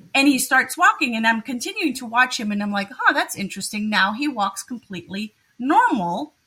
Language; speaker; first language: English; non-native, fluent; German